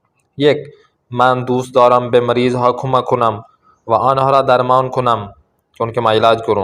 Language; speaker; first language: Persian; non-native, fluent; Urdu